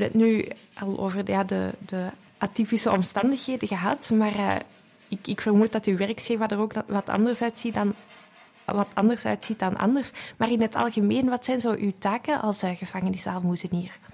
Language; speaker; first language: Dutch; native; Dutch